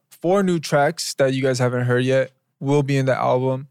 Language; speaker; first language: English; early bilingual, other home language; Korean